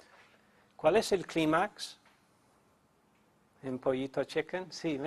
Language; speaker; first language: Spanish; non-native, fluent; English